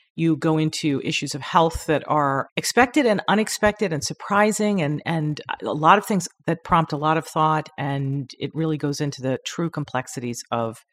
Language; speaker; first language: English; native; English